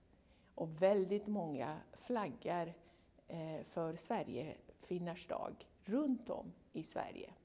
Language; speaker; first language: Swedish; non-native, fluent; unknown